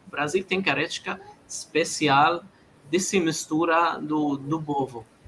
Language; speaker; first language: Portuguese; non-native, fluent; Arabic